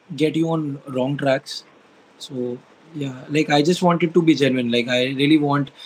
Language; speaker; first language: English; non-native, local second language; Hindi